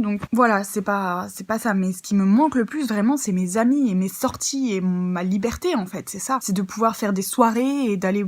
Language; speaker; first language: French; native; French